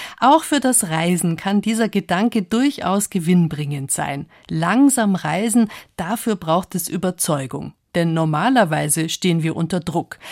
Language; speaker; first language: German; native; German